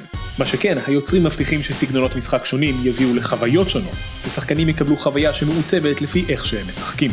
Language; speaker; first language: Hebrew; native; Hebrew